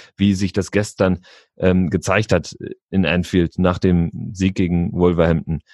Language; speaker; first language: German; native; German